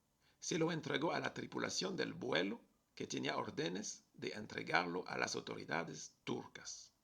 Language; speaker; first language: Spanish; non-native, fluent; French